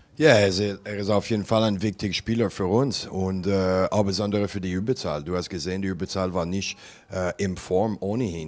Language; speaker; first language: German; non-native, learner; French